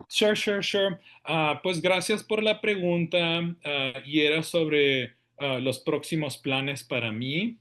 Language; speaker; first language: Spanish; early bilingual, heritage; Spanish